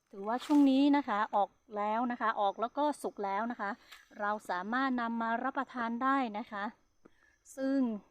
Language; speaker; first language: Thai; non-native, local second language; Hmong